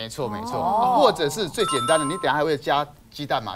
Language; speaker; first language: Chinese; native; Chinese